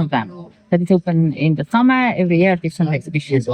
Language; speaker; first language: English; non-native, fluent; Estonian